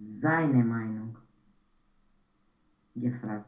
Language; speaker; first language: German; non-native, learner; Romanian